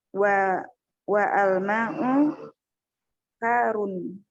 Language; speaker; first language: Arabic; non-native, learner; Indonesian